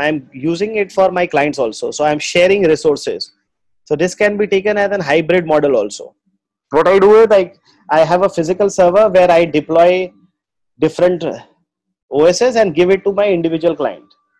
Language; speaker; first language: English; non-native, local second language; Hindi